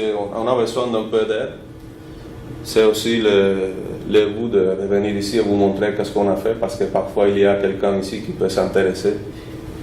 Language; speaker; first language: French; non-native, fluent; Spanish